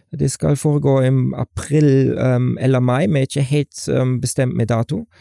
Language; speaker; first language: Norwegian; non-native, fluent; German